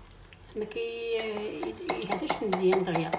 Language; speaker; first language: Arabic; native; Arabic